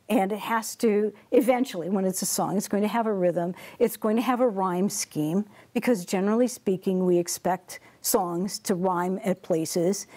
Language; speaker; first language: English; native; English